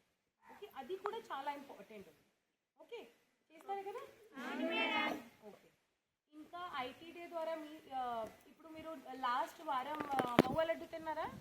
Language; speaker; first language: Telugu; non-native, learner; Hindi